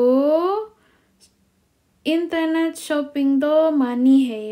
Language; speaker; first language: Korean; non-native, learner; Indonesian